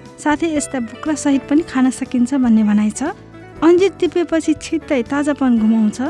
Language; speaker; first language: Nepali; native; Nepali